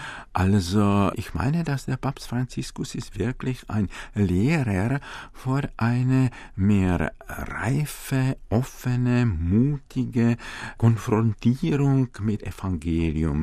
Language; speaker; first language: German; non-native, fluent; Czech